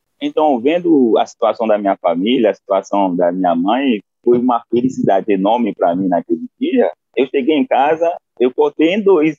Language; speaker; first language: Portuguese; non-native, fluent; Haitian Creole